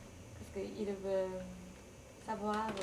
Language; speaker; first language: French; non-native, fluent; Japanese